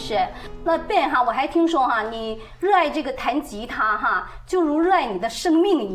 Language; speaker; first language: Chinese; native; Chinese